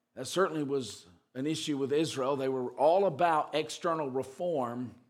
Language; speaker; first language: English; native; English